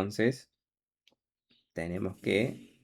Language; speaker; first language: Spanish; native; Spanish